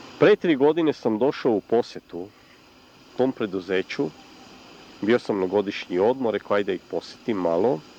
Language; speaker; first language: Serbian; non-native, local second language; Hungarian